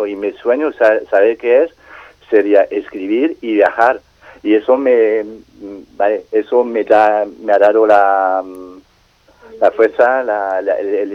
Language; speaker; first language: Spanish; non-native, fluent; French